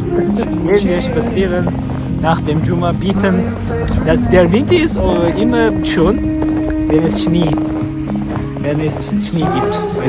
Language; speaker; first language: German; non-native, learner; Bangla